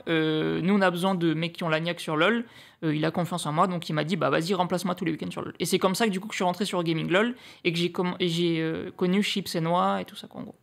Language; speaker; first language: French; native; French